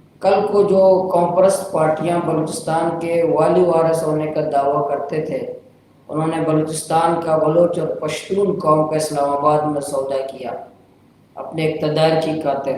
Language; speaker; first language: Urdu; non-native, local second language; Baluchi